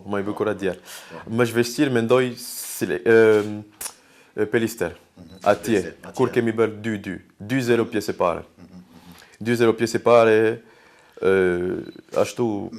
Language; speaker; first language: Albanian; non-native, learner; French